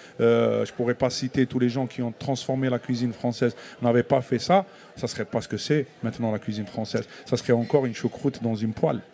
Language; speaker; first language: French; non-native, local second language; Kabyle